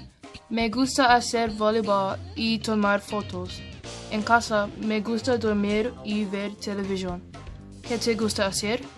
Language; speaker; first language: Spanish; non-native, learner; English